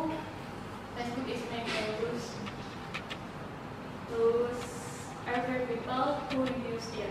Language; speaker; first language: English; non-native, learner; Indonesian